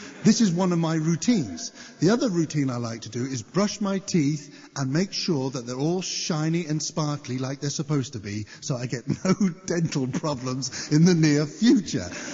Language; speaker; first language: English; native; English